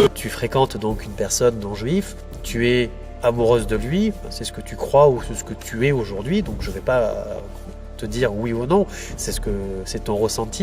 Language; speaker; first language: French; native; French